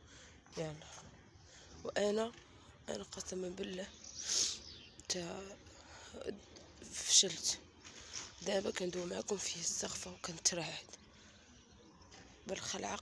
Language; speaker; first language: Arabic; native; Arabic